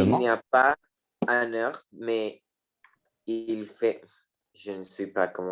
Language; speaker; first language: French; non-native, learner; Spanish